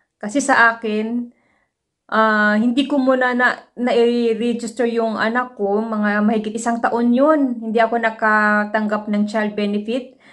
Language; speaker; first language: Filipino; native; Filipino